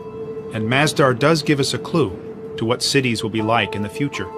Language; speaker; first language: English; native; English